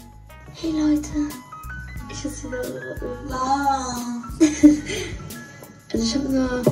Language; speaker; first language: German; early bilingual, other home language; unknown